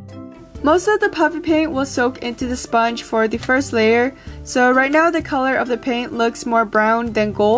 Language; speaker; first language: English; native; English